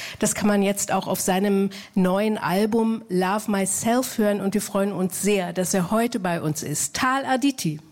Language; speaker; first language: German; native; German